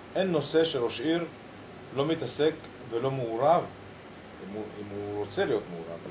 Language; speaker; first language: Hebrew; early bilingual, other home language; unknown